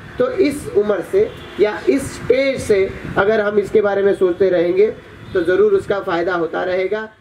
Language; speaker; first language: Hindi; non-native, local second language; Marathi